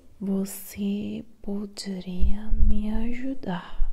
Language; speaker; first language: Portuguese; non-native, learner; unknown